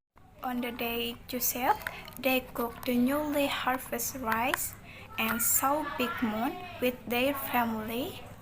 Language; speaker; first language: English; non-native, learner; Indonesian